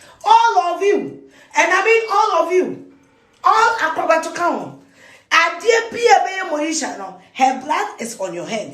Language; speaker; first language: English; non-native, local second language; Akan